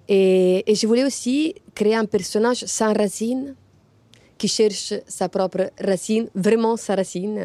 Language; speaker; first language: French; non-native, fluent; Italian